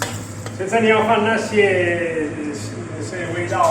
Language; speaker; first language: Chinese; non-native, fluent; Italian